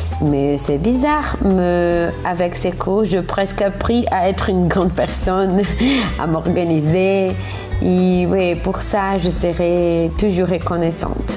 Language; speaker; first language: French; non-native, fluent; Portuguese